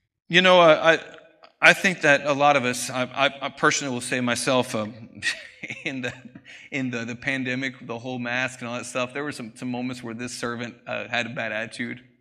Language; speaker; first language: English; native; English